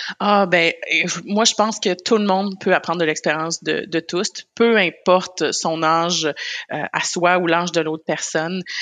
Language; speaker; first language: French; native; French